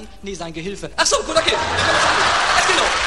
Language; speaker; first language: German; native; German